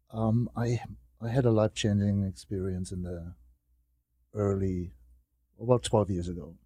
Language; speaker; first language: English; non-native, fluent; German